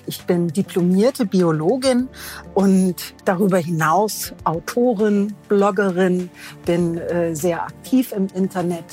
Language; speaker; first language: German; native; German